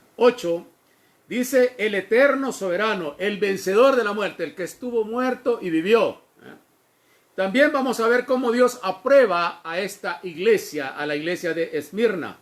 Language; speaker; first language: Spanish; native; Spanish